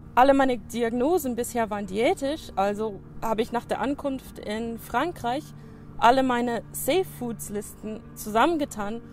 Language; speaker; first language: German; non-native, fluent; English